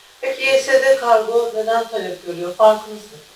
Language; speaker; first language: Turkish; native; Turkish